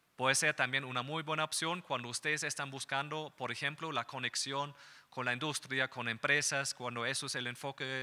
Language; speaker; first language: Spanish; non-native, fluent; German